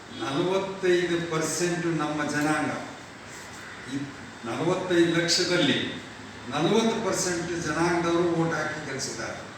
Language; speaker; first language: Kannada; non-native, local second language; Lambadi